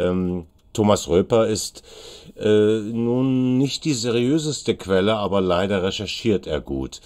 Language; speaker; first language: German; native; German